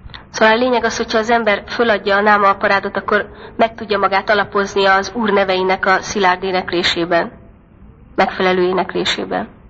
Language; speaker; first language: Hungarian; native; Hungarian